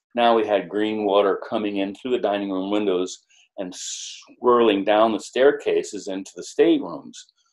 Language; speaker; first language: English; native; English